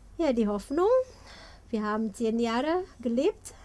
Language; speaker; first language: German; non-native, fluent; Indonesian